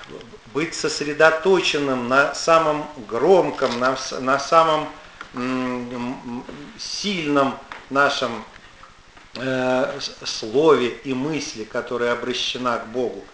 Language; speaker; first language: Russian; native; Russian